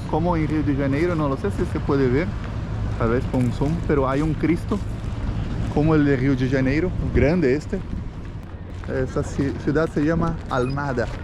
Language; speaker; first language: Spanish; non-native, fluent; Portuguese